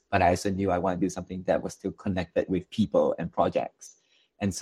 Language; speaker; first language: English; non-native, local second language; Chinese